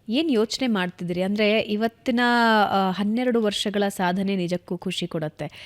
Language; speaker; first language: Kannada; native; Kannada